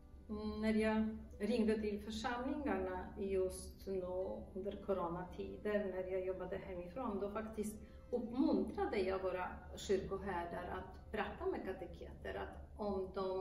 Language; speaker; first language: Swedish; non-native, fluent; Polish